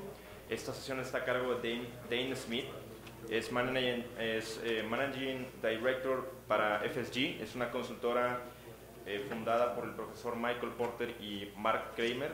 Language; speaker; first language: Spanish; native; Spanish